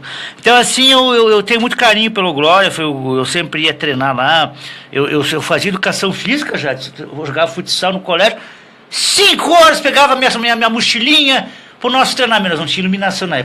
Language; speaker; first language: Portuguese; native; Portuguese